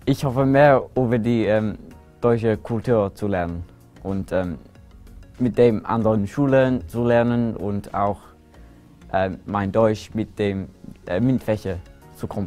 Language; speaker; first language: German; non-native, learner; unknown